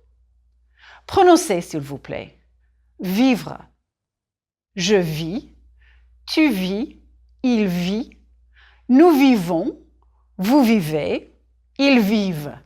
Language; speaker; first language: French; native; French